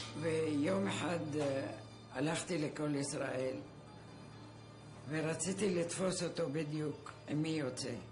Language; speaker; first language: Hebrew; non-native, fluent; Arabic